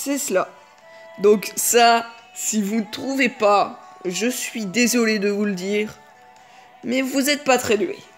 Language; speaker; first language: French; native; French